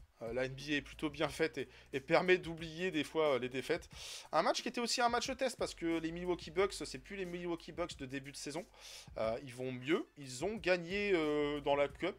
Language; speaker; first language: French; native; French